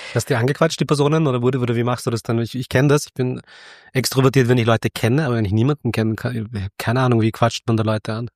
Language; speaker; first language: German; early bilingual, other home language; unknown